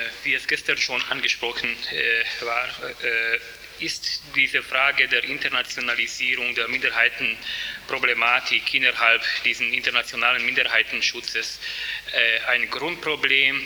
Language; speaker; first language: German; non-native, fluent; Hungarian